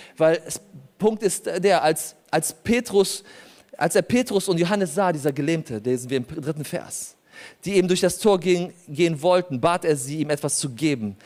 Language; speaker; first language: German; early bilingual, other home language; Polish